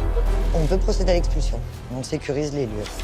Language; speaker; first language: French; native; French